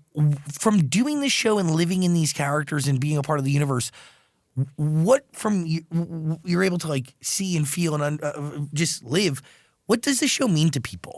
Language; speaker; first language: English; native; English